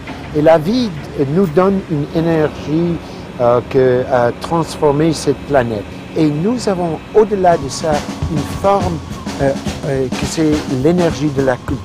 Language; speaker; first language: French; non-native, fluent; English